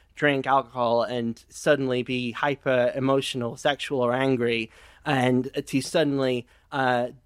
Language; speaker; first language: English; native; English